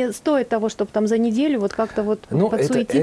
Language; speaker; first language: Russian; native; Russian